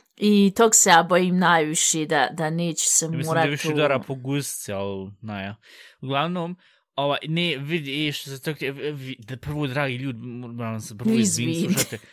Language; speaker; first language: Bosnian; early bilingual, heritage; Bosnian